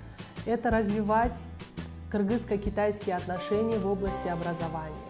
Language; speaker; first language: Russian; non-native, local second language; Kyrgyz